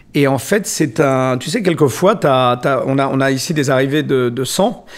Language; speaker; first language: French; native; French